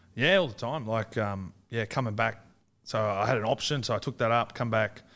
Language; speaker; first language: English; native; English